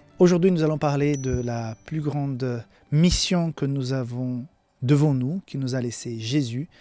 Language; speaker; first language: French; non-native, fluent; Portuguese